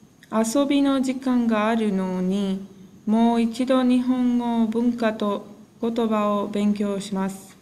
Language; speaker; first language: Japanese; non-native, learner; English